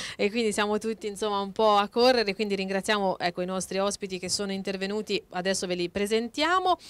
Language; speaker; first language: Italian; native; Italian